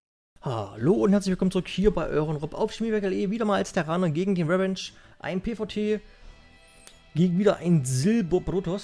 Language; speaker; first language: German; native; German